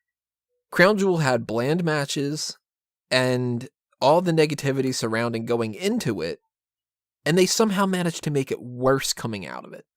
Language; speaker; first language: English; native; English